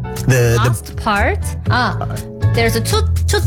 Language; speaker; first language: English; non-native, learner; Korean